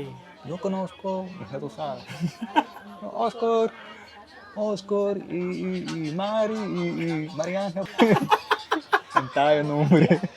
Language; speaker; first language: Spanish; non-native, learner; English